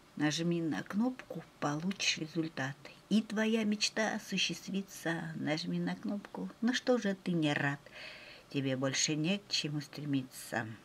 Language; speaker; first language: Russian; native; Russian